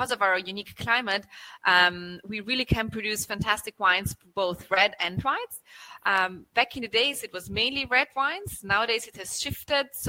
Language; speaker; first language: English; non-native, fluent; German